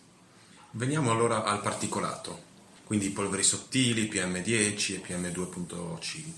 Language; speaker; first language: Italian; native; Italian